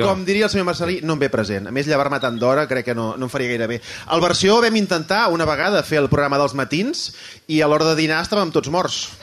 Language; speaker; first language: Catalan; native; Catalan